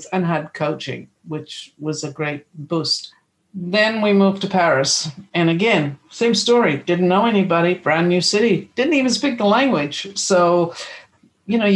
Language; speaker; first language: English; native; English